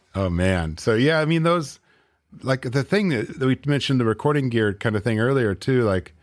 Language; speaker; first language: English; native; English